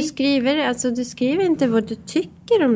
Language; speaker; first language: Swedish; non-native, fluent; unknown